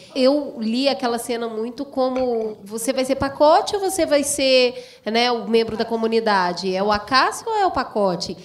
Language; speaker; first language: Portuguese; native; Portuguese